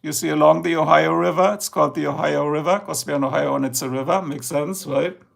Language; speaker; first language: English; non-native, fluent; German